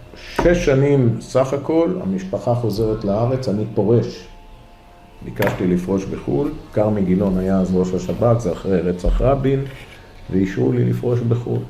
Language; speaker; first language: Hebrew; native; Hebrew